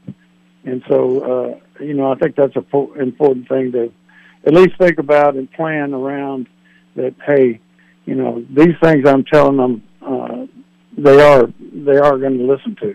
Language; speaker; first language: English; native; English